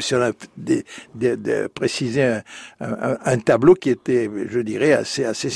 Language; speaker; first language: French; native; French